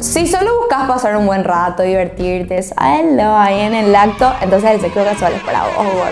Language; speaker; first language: Spanish; native; Spanish